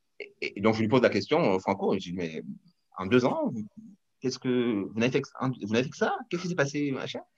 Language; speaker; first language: French; non-native, local second language; Rundi